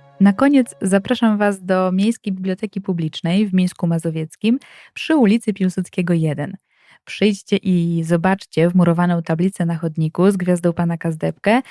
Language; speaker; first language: Polish; native; Polish